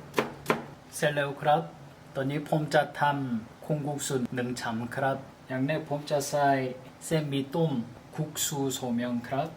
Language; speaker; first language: Thai; non-native, learner; Korean